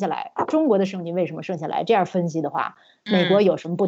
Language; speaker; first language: Chinese; native; Chinese